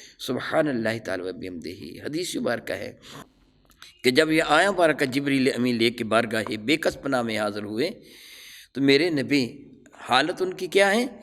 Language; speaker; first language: Urdu; non-native, local second language; Punjabi